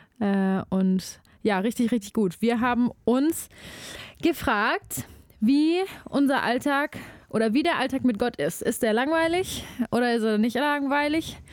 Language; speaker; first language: German; native; German